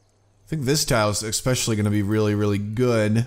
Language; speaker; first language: English; native; English